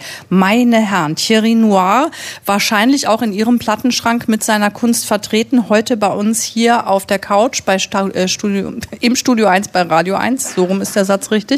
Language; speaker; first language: German; native; German